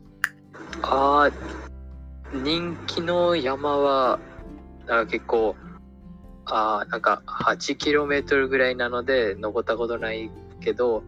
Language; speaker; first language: Japanese; non-native, learner; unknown